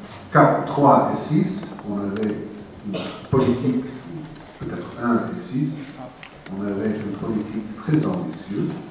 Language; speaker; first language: French; non-native, fluent; English